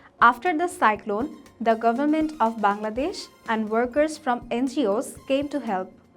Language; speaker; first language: English; non-native, local second language; Bangla